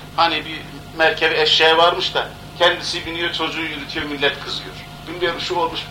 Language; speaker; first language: Turkish; non-native, local second language; Kurdish